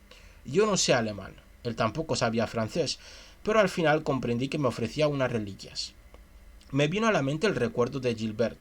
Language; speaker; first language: Spanish; native; Spanish